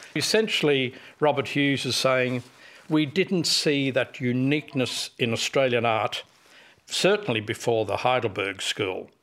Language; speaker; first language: English; native; English